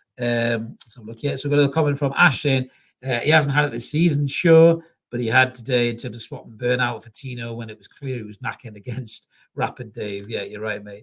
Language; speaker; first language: English; native; English